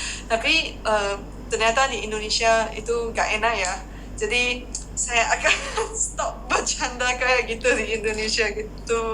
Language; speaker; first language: Indonesian; non-native, fluent; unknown